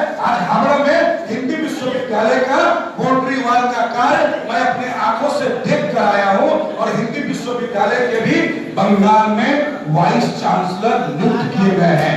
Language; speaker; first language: Hindi; native; Hindi